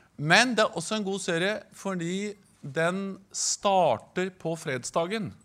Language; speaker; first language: Norwegian; native; Norwegian